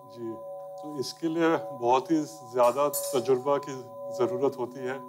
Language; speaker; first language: Hindi; native; Hindi